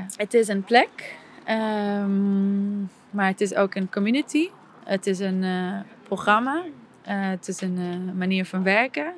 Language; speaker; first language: Dutch; non-native, fluent; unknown